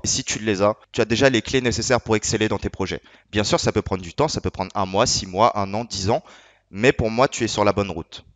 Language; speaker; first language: French; native; French